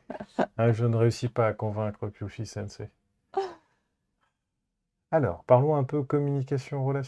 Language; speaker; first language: French; native; French